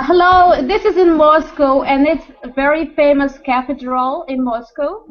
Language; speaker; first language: English; non-native, fluent; Russian